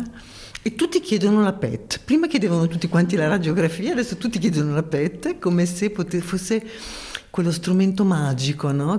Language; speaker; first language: Italian; native; Italian